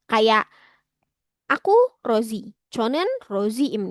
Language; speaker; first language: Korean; non-native, fluent; Indonesian